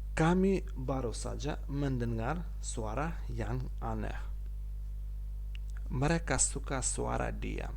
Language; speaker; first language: Indonesian; non-native, fluent; Ukrainian